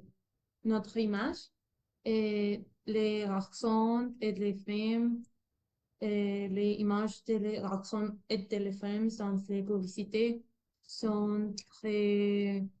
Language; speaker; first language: French; non-native, learner; Spanish